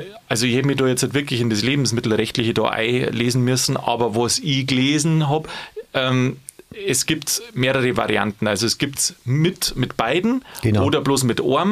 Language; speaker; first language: German; native; German